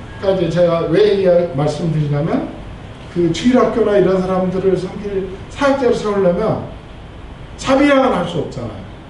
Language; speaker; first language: Korean; native; Korean